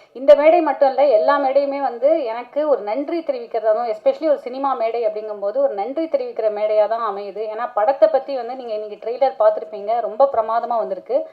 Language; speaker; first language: Tamil; native; Tamil